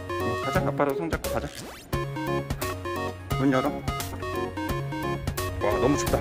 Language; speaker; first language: Korean; native; Korean